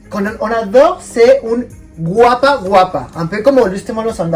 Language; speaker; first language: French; non-native, fluent; Spanish